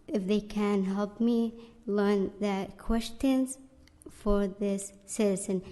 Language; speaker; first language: English; non-native, learner; Arabic